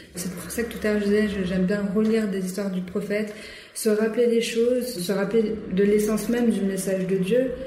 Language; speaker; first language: French; native; French